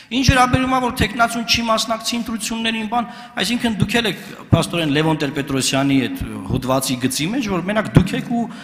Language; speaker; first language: Armenian; native; Armenian